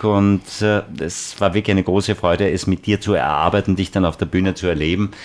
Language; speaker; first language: German; native; German